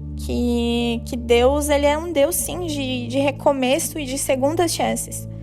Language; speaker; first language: Portuguese; native; Portuguese